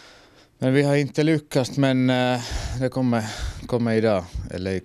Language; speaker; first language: Swedish; non-native, fluent; Finnish